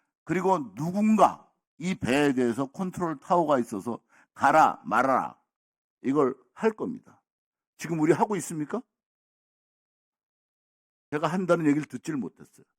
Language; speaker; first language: Korean; native; Korean